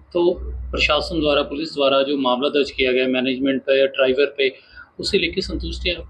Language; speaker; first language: Hindi; non-native, local second language; Punjabi